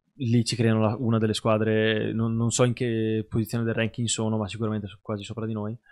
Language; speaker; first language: Italian; native; Italian